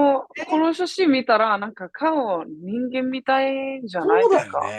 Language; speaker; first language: Japanese; non-native, fluent; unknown